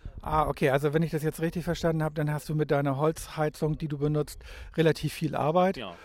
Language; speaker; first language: German; native; German